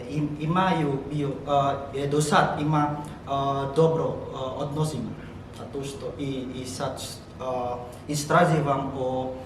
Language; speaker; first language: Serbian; non-native, learner; Indonesian